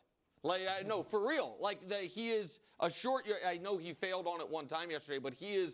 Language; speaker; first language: English; native; English